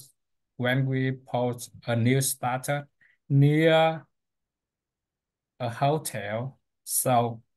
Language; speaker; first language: English; non-native, learner; Vietnamese